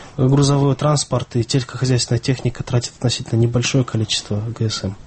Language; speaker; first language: Russian; non-native, local second language; Kyrgyz